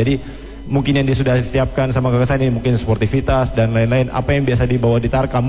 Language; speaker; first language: Indonesian; native; Indonesian